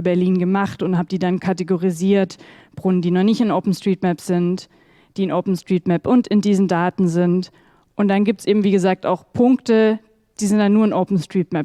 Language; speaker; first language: German; native; German